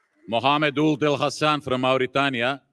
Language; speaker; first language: English; non-native, fluent; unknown